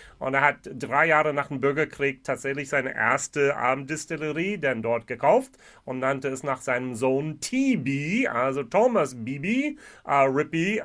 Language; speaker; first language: German; non-native, fluent; English